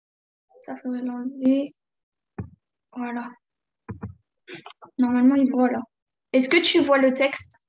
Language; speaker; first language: French; native; French